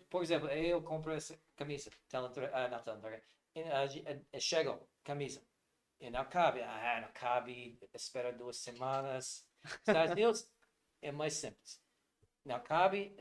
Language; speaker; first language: Portuguese; non-native, learner; English